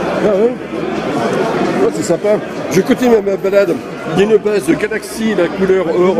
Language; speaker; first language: French; native; French